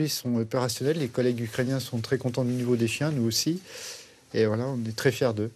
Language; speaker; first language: French; native; French